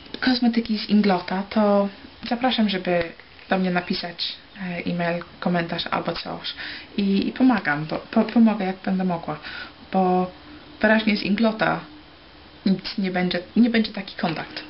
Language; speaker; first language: Polish; early bilingual, heritage; Polish